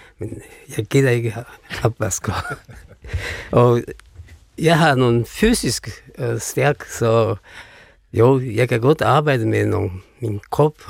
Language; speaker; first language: Danish; non-native, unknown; Japanese